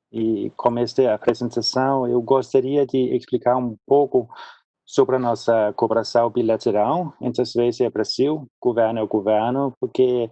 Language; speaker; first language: Portuguese; non-native, fluent; Swedish